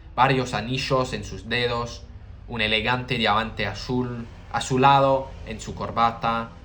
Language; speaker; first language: Spanish; non-native, learner; English